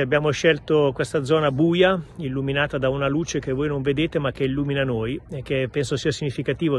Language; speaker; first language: Italian; native; Italian